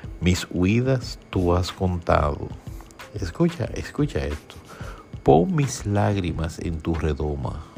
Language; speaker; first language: Spanish; native; Spanish